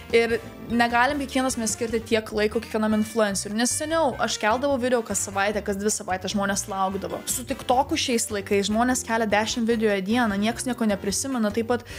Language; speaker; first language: Lithuanian; non-native, local second language; Polish